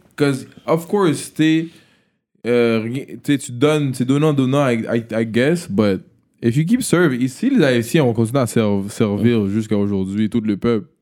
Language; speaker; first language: French; native; French